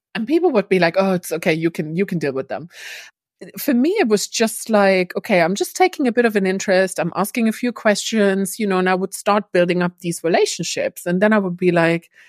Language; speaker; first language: English; non-native, fluent; German